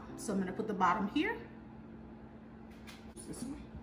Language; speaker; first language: English; native; English